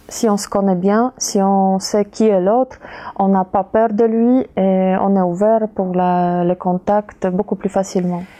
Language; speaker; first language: French; non-native, fluent; Polish